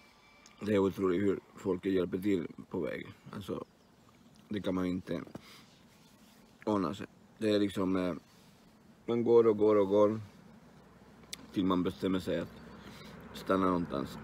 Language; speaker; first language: Swedish; non-native, learner; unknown